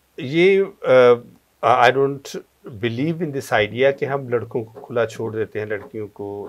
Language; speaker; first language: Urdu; non-native, local second language; Punjabi